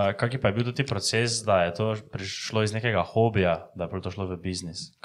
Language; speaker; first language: Slovenian; native; Slovenian